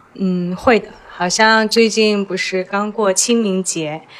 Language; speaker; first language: Chinese; native; Chinese